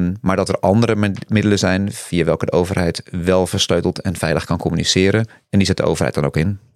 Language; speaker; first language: Dutch; native; Dutch